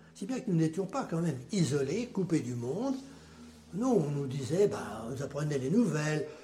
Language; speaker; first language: French; native; French